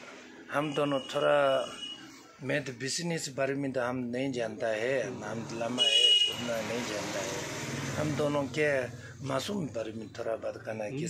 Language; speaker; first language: Hindi; non-native, learner; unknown